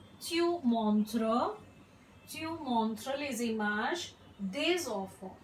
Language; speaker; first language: French; non-native, fluent; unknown